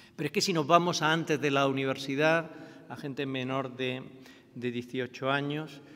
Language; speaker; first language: Spanish; native; Spanish